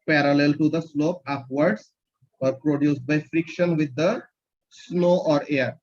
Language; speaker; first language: English; non-native, local second language; Bangla